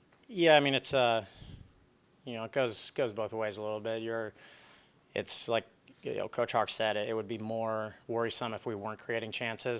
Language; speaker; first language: English; native; English